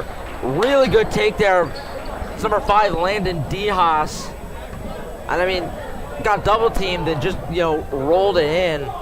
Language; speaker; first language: English; native; English